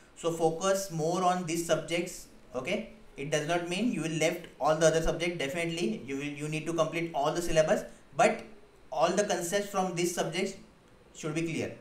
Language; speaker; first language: English; non-native, local second language; Hindi